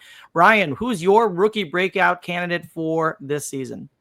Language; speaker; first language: English; native; English